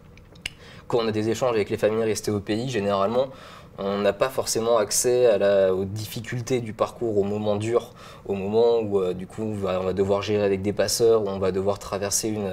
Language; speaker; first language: French; native; French